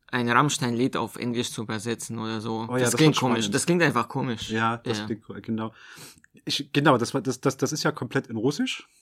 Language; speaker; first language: German; non-native, fluent; Russian